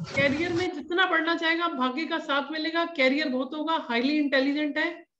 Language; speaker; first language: Hindi; native; Hindi